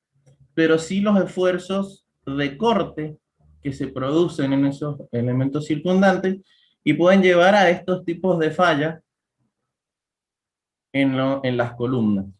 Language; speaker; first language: Spanish; native; Spanish